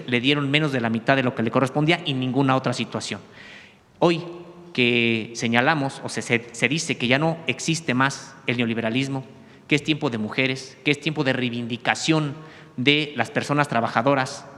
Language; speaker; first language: Spanish; native; Spanish